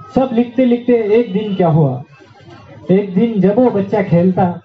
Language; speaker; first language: Hindi; non-native, local second language; Marathi